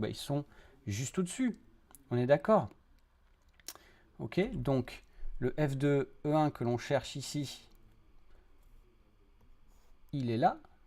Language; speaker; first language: French; native; French